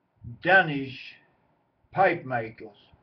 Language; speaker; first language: English; non-native, learner; Swedish